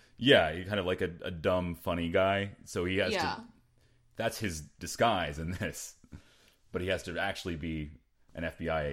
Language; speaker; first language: English; native; English